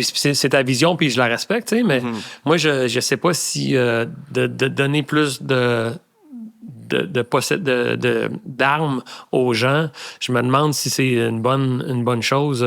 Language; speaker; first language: French; native; French